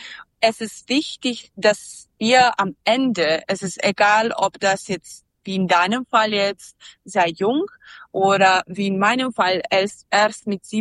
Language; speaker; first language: German; non-native, fluent; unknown